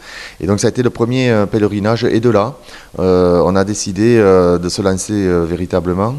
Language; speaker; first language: French; native; French